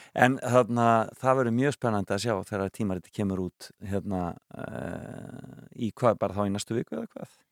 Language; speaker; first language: Icelandic; native; Icelandic